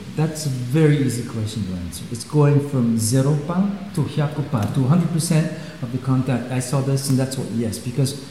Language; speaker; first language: English; non-native, fluent; Swiss German